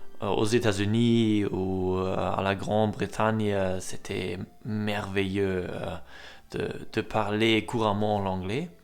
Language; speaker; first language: French; non-native, learner; German